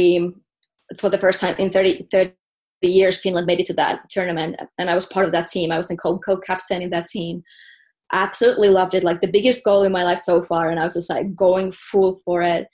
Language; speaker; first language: English; non-native, fluent; Finnish